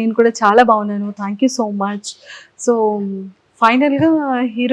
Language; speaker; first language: Telugu; native; Telugu